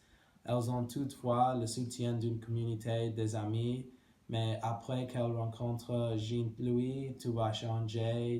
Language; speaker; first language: French; non-native, learner; English